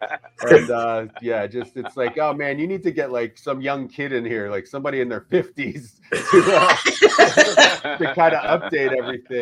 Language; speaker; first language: English; native; English